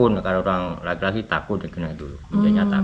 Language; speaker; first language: Indonesian; non-native, local second language; Javanese